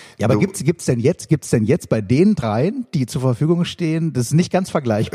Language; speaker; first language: German; native; German